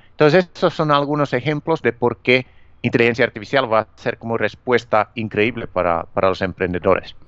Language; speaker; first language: Spanish; non-native, fluent; Finnish